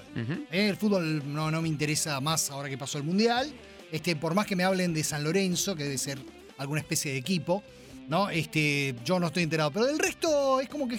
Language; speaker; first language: Spanish; native; Spanish